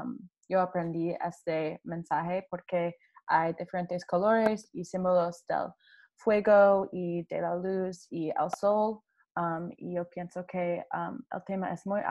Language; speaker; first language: Spanish; non-native, learner; English